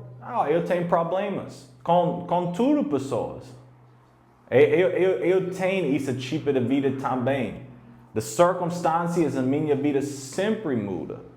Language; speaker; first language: Portuguese; non-native, learner; English